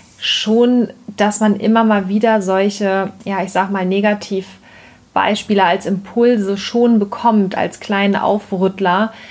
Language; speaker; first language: German; native; German